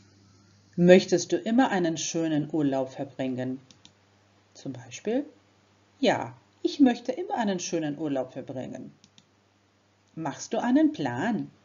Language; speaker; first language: German; non-native, fluent; Croatian